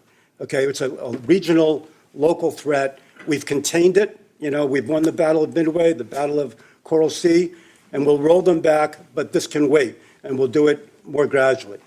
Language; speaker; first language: English; native; English